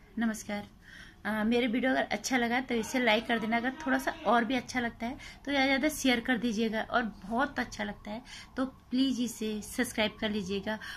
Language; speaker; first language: Hindi; native; Hindi